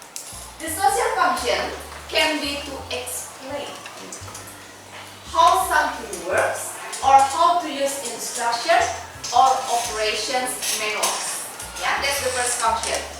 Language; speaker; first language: English; non-native, fluent; Indonesian